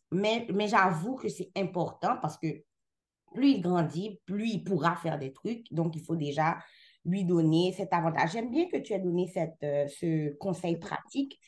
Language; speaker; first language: French; non-native, local second language; Haitian Creole